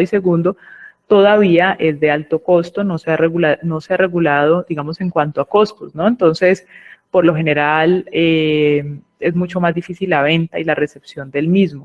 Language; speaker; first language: Spanish; native; Spanish